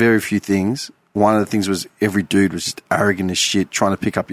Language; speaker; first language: English; non-native, local second language; Greek